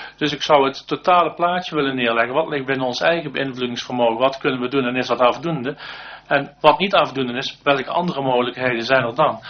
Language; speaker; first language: Dutch; native; Dutch